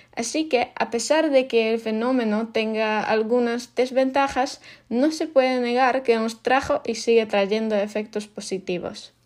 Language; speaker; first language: Spanish; non-native, fluent; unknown